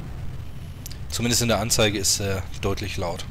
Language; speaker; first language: German; native; German